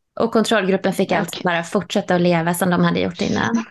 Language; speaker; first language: Swedish; native; Swedish